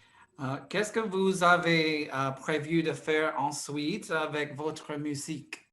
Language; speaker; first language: French; non-native, fluent; English